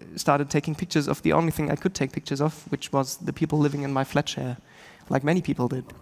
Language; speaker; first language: English; non-native, fluent; German